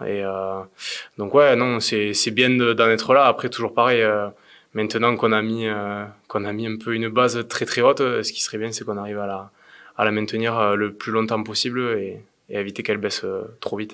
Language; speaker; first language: French; native; French